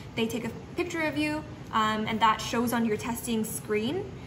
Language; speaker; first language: English; early bilingual, other home language; Chinese